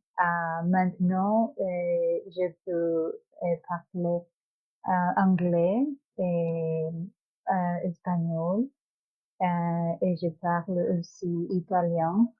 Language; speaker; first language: French; non-native, learner; Spanish